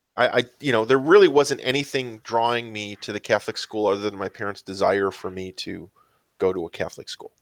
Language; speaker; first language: English; native; English